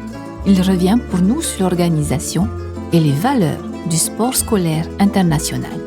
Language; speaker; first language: French; native; French